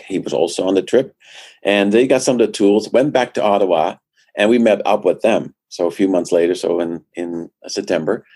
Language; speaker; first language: English; non-native, fluent; Dutch